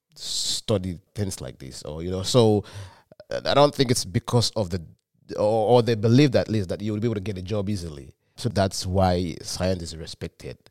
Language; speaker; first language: English; non-native, local second language; Yoruba